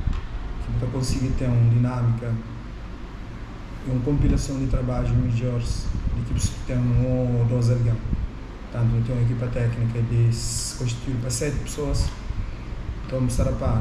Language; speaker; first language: Portuguese; non-native, local second language; Kabuverdianu